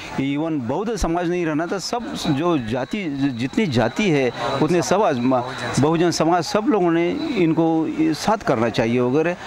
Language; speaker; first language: Hindi; non-native, local second language; Marathi